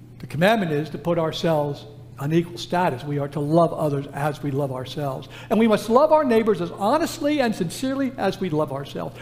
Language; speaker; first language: English; native; English